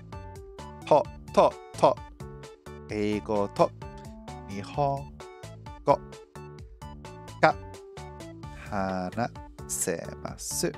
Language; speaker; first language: Japanese; non-native, learner; English